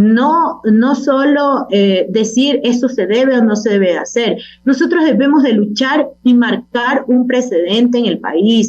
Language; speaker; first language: Spanish; native; Spanish